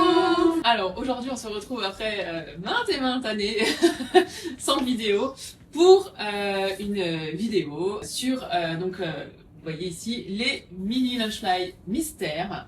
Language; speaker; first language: French; native; French